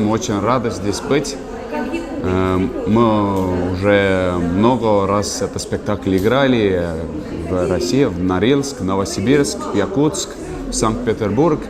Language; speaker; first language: Russian; non-native, fluent; Estonian